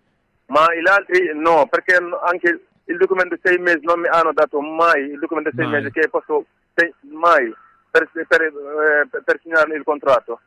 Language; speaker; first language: Italian; non-native, learner; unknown